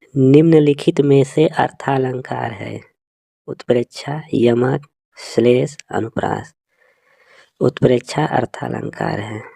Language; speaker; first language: Hindi; native; Hindi